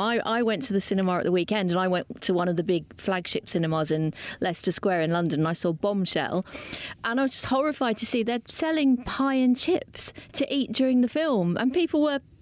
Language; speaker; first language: English; native; English